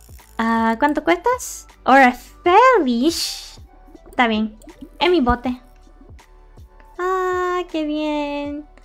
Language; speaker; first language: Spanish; non-native, learner; English